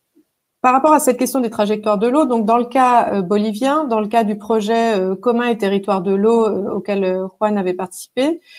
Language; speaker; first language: French; native; French